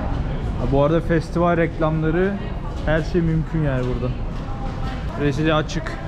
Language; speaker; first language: Turkish; native; Turkish